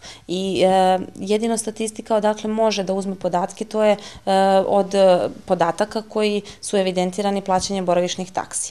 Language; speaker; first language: Serbian; native; Serbian